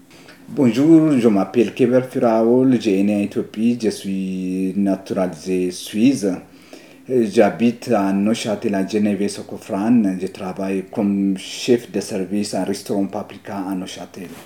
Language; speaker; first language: French; non-native, learner; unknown